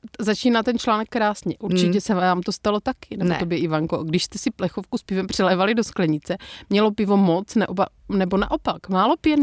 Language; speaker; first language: Czech; native; Czech